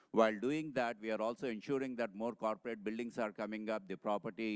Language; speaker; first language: English; non-native, local second language; Telugu